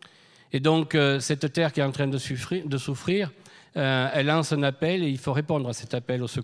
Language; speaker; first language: French; native; French